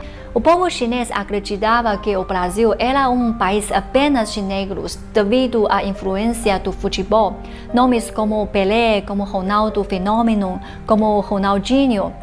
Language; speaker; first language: Portuguese; non-native, fluent; Chinese